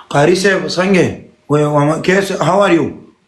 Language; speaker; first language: English; non-native, learner; Pashto